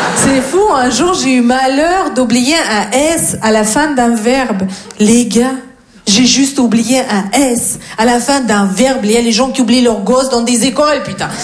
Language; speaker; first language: French; non-native, fluent; Russian